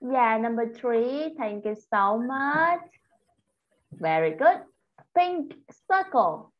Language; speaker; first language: English; non-native, fluent; Vietnamese